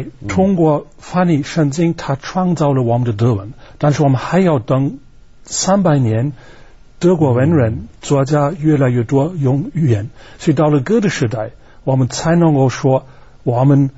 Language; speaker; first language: Chinese; non-native, fluent; German